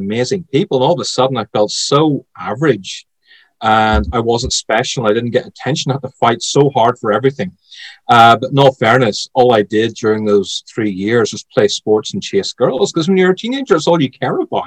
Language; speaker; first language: English; native; English